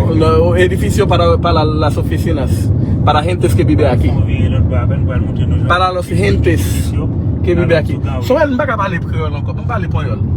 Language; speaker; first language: Spanish; non-native, learner; Haitian Creole